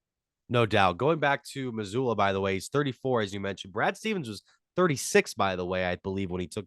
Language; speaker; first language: English; native; English